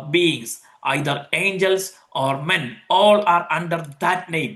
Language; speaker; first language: English; non-native, local second language; Malayalam